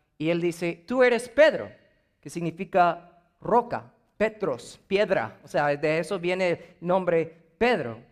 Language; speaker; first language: Spanish; non-native, fluent; English